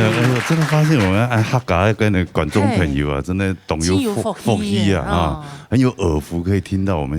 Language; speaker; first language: Chinese; native; Chinese